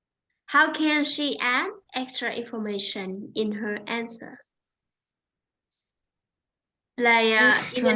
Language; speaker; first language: English; non-native, fluent; Vietnamese